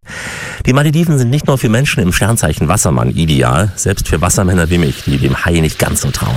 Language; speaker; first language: German; native; German